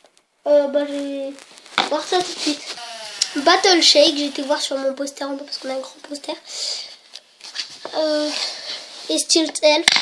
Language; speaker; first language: French; native; French